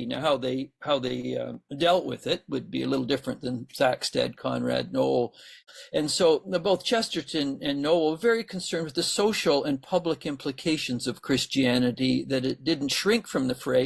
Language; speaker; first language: English; native; English